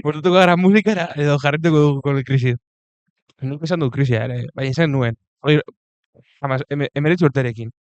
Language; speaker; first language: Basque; non-native, local second language; Spanish